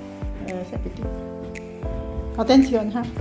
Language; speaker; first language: French; non-native, learner; Filipino